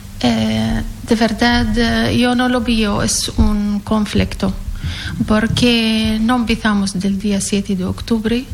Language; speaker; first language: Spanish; non-native, learner; Arabic